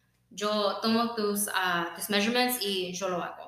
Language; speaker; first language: Spanish; non-native, fluent; English